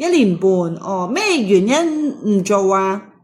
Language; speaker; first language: Cantonese; native; Cantonese